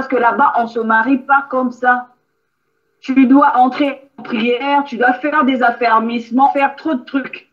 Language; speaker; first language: French; non-native, local second language; Lingala